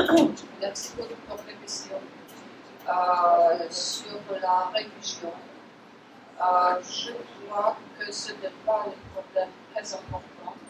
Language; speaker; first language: French; non-native, fluent; Polish